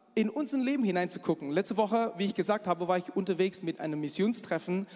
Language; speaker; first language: German; non-native, fluent; Malay